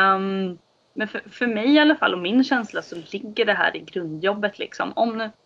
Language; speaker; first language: Swedish; native; Swedish